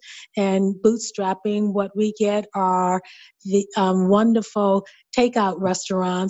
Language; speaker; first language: English; native; English